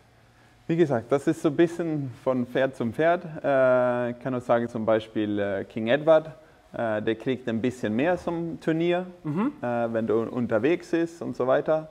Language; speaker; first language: German; non-native, fluent; Swedish